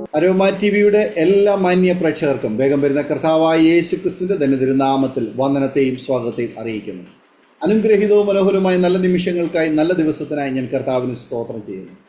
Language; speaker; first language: Malayalam; native; Malayalam